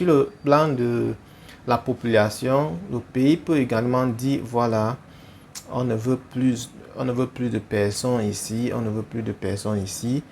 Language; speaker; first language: French; non-native, fluent; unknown